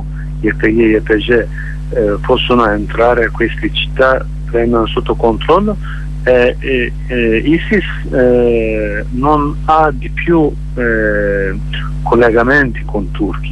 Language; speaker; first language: Italian; non-native, learner; Kurdish